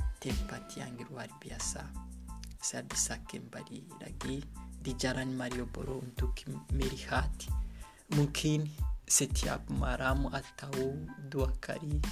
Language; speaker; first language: Indonesian; non-native, learner; Kinyarwanda